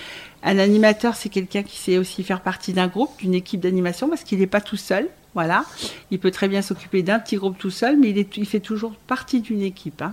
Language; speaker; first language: French; native; French